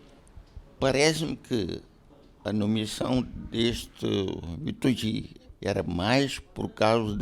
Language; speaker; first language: Portuguese; non-native, local second language; Konkani